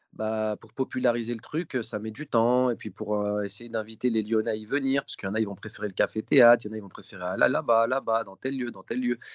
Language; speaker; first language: French; native; French